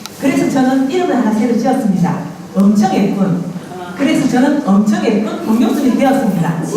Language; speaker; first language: Korean; native; Korean